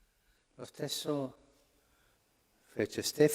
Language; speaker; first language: Italian; non-native, fluent; Spanish